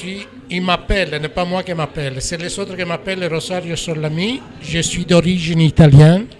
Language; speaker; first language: French; non-native, fluent; Italian